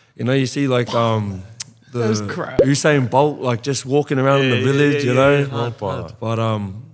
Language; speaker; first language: English; native; English